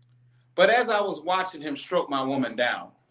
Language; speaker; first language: English; native; English